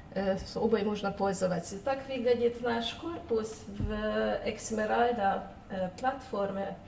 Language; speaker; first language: Russian; non-native, fluent; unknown